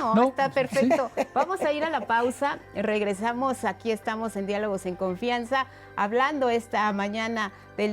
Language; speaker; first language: Spanish; native; Spanish